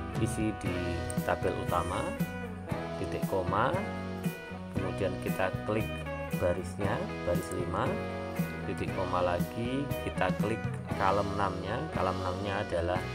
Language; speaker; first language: Indonesian; native; Indonesian